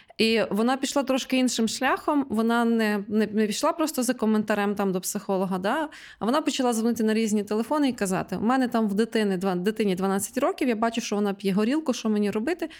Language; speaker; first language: Ukrainian; native; Ukrainian